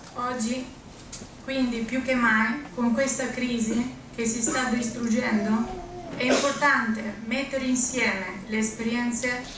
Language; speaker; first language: Italian; non-native, fluent; Albanian